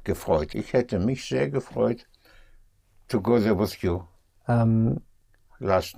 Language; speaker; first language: German; non-native, fluent; English